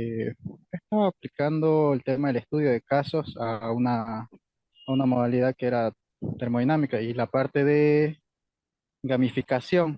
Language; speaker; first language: Spanish; native; Spanish